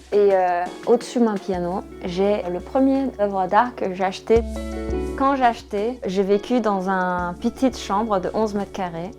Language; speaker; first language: French; non-native, fluent; Danish